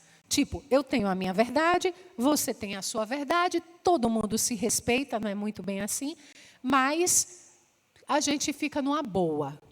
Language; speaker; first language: Portuguese; native; Portuguese